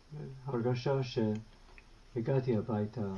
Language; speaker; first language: Hebrew; non-native, fluent; English